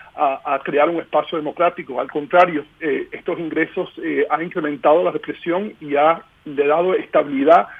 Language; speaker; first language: Spanish; early bilingual, heritage; Spanish